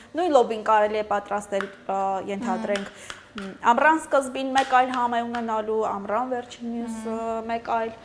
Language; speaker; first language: Armenian; native; Armenian